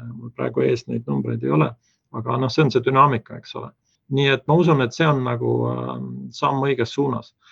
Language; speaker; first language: Estonian; native; Estonian